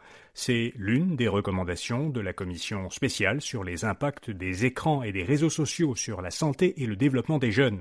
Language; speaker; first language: French; native; French